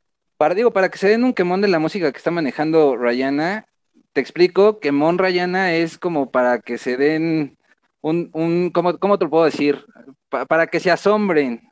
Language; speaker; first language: Spanish; native; Spanish